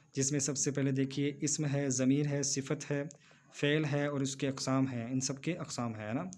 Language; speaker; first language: Urdu; native; Urdu